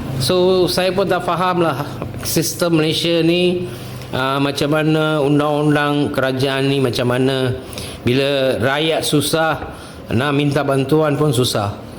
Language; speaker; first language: Malay; non-native, local second language; Tamil